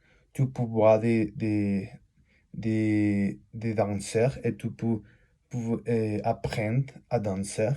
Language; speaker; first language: French; non-native, learner; Spanish